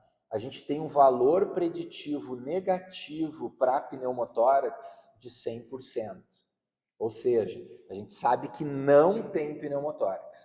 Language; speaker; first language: Portuguese; native; Portuguese